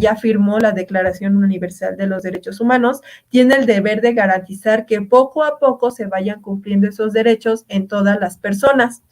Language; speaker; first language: Spanish; native; Spanish